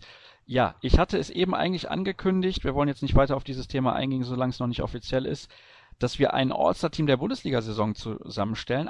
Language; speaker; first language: German; native; German